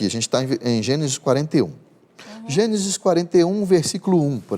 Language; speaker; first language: Portuguese; native; Portuguese